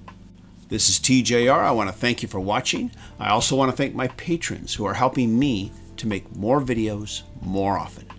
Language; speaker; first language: English; native; English